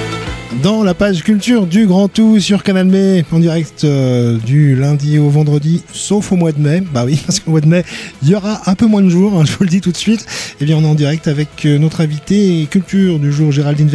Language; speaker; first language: French; native; French